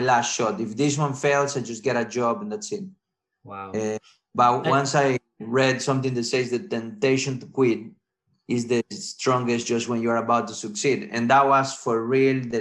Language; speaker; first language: English; non-native, fluent; Spanish